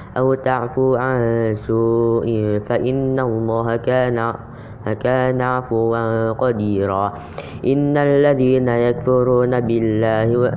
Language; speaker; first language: Arabic; non-native, learner; Indonesian